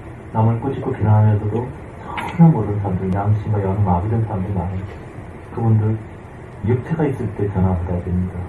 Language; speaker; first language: Korean; native; Korean